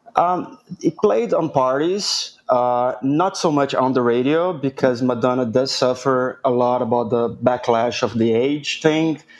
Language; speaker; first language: English; non-native, fluent; Portuguese